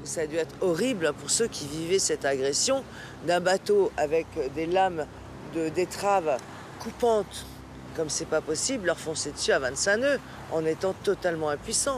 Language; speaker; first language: French; native; French